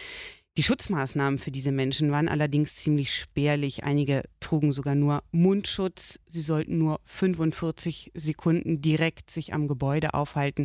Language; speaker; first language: German; native; German